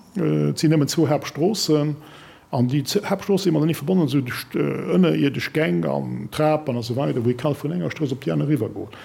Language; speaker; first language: Luxembourgish; early bilingual, other home language; Italian